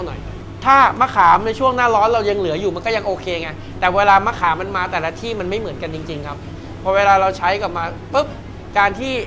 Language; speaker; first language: Thai; native; Thai